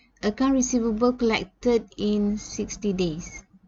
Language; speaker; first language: English; non-native, local second language; Malay